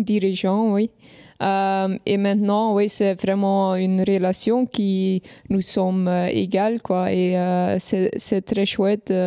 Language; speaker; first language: French; non-native, local second language; Dutch